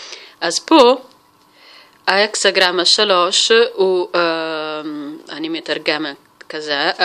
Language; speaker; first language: Hebrew; non-native, fluent; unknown